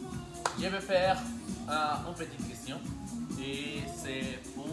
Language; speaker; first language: French; non-native, learner; Spanish